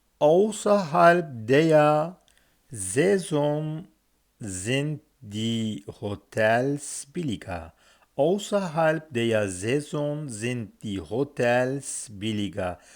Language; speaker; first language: German; non-native, fluent; Turkish